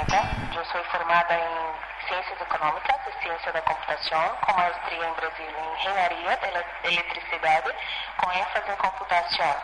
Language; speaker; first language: Spanish; non-native, fluent; Portuguese